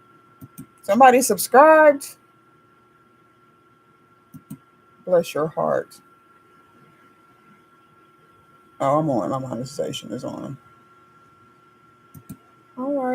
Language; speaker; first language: English; native; English